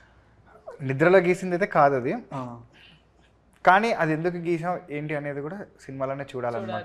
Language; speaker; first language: Telugu; native; Telugu